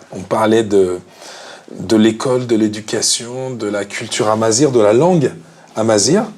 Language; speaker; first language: French; native; French